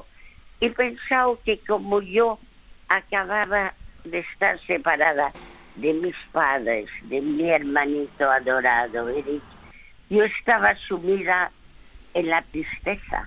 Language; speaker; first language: Spanish; early bilingual, other home language; French